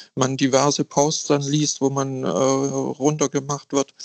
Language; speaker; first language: German; native; German